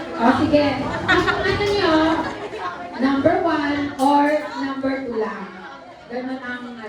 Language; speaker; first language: Filipino; native; Filipino